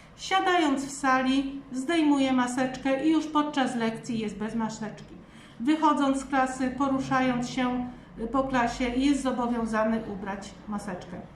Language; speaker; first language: Polish; native; Polish